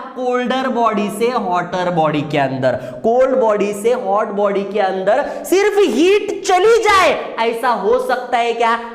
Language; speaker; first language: Hindi; non-native, local second language; Marathi